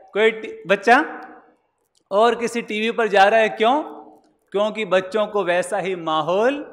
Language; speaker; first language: Hindi; native; Hindi